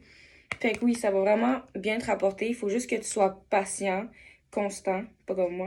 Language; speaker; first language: French; native; French